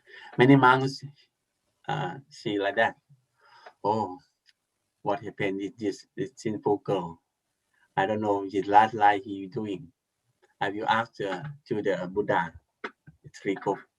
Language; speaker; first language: English; non-native, learner; Thai